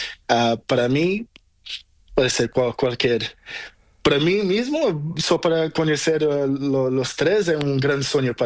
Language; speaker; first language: Spanish; non-native, learner; Portuguese